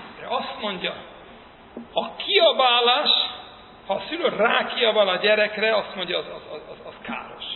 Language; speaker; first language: Hungarian; early bilingual, heritage; Hungarian